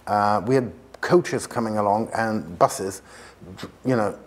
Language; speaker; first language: English; native; English